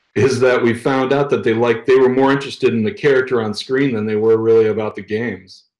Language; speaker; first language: English; native; English